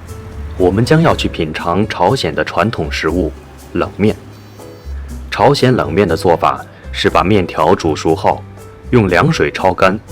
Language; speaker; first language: Chinese; native; Chinese